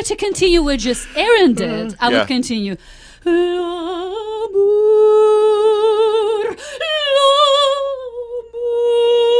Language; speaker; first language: English; non-native, fluent; Ukrainian